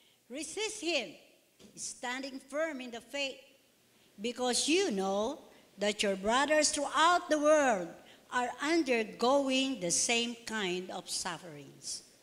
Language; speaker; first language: English; non-native, local second language; Filipino